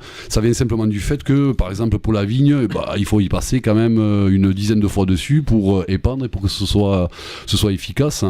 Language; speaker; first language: French; native; French